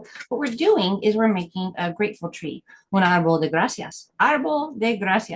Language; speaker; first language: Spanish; non-native, fluent; English